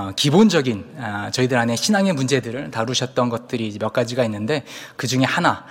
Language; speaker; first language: Korean; native; Korean